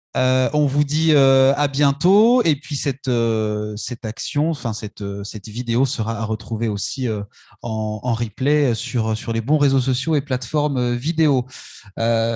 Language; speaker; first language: French; native; French